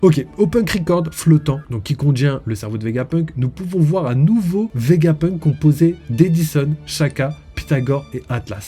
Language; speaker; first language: French; native; French